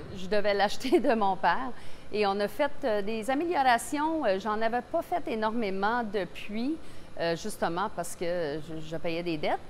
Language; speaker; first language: French; non-native, local second language; English